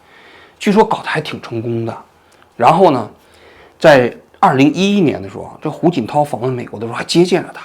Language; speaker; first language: Chinese; native; Chinese